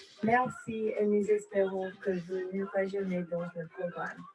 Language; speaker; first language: French; non-native, learner; English